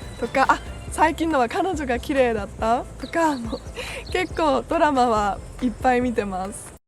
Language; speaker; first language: Japanese; early bilingual, heritage; German